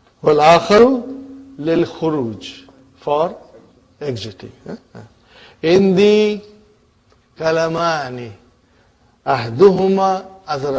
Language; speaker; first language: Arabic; non-native, fluent; English